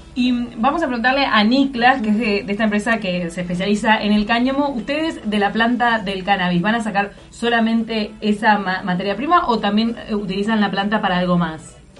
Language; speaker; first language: Spanish; native; Spanish